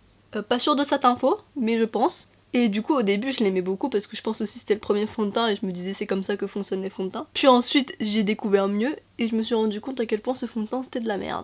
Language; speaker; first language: French; native; French